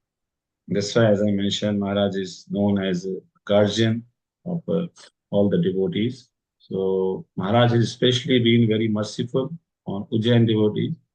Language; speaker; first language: English; non-native, local second language; Hindi